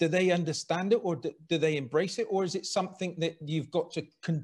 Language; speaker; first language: English; native; English